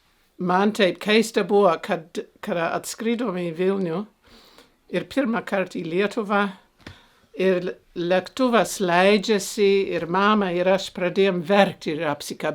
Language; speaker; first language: Lithuanian; early bilingual, heritage; Lithuanian